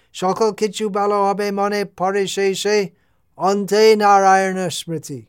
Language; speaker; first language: Bangla; non-native, fluent; English